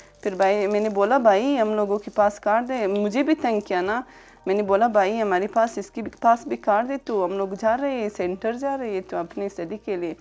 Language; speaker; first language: Hindi; non-native, local second language; Uzbek